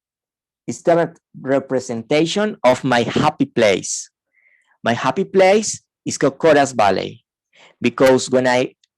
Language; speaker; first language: English; non-native, fluent; Spanish